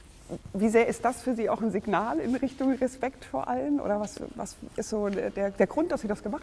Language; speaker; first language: German; native; German